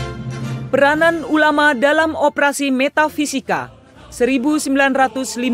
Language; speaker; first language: Indonesian; native; Indonesian